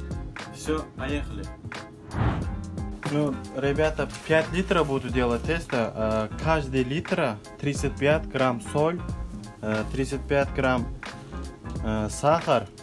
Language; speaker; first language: Russian; non-native, learner; Turkmen